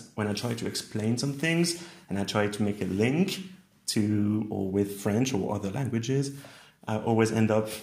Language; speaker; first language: English; non-native, fluent; French